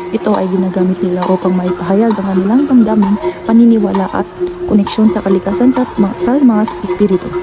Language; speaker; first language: Filipino; non-native, local second language; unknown